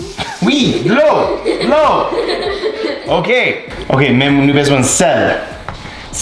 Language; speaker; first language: Haitian Creole; non-native, learner; English